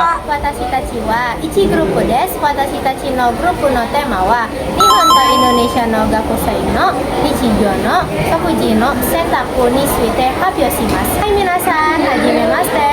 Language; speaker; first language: Japanese; non-native, learner; Indonesian